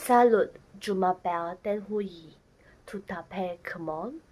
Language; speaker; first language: French; non-native, learner; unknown